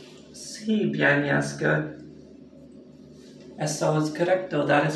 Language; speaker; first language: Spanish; non-native, learner; English